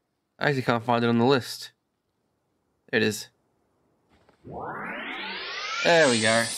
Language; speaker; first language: English; native; English